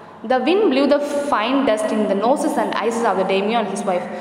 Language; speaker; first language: English; non-native, local second language; Tamil